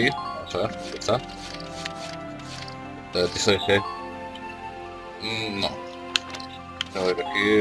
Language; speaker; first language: Spanish; native; Spanish